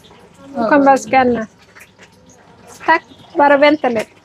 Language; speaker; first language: Norwegian; non-native, learner; Thai